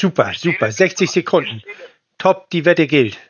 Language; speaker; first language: German; native; German